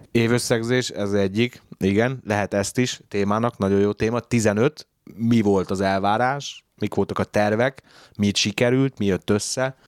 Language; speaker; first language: Hungarian; native; Hungarian